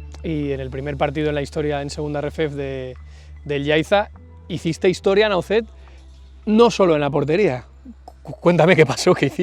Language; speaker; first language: Spanish; native; Spanish